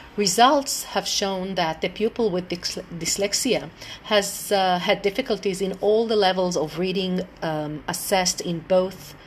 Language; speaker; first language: English; non-native, fluent; Hebrew